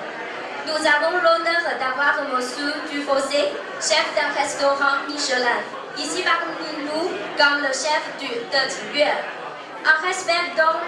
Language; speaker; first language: French; non-native, learner; Chinese